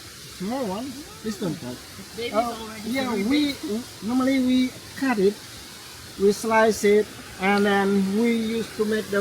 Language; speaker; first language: English; non-native, learner; Indonesian